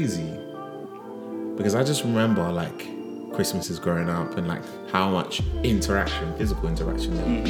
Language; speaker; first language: English; native; English